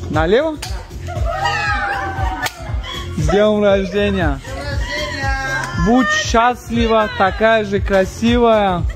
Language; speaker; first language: Russian; non-native, fluent; Tajik